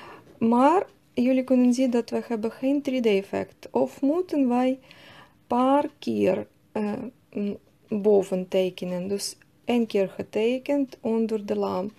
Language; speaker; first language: Dutch; non-native, learner; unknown